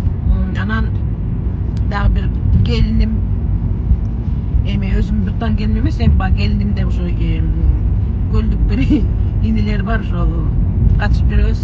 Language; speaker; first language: Kyrgyz; native; Kyrgyz